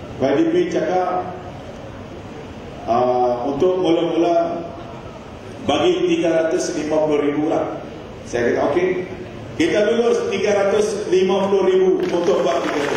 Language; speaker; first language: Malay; non-native, local second language; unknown